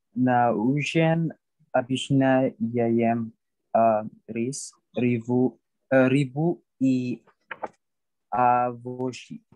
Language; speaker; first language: Russian; non-native, learner; Indonesian